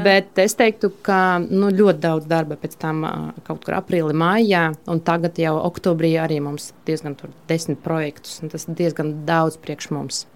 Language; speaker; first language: Latvian; non-native, local second language; Russian